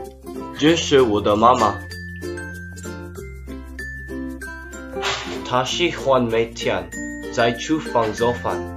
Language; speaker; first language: Chinese; non-native, learner; English